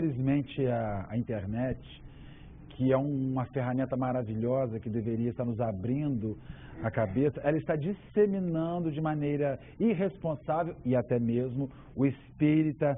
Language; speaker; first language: Portuguese; native; Portuguese